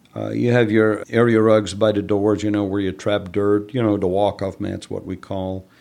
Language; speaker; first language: English; non-native, fluent; Dutch